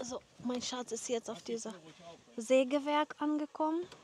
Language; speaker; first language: German; non-native, fluent; Ukrainian